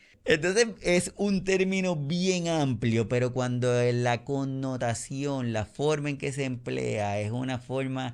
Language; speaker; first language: Spanish; native; Spanish